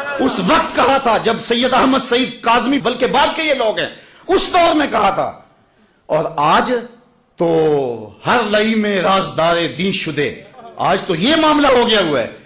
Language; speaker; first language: Urdu; non-native, local second language; Punjabi